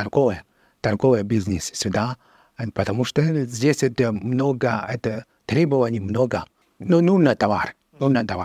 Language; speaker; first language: Russian; non-native, learner; Chinese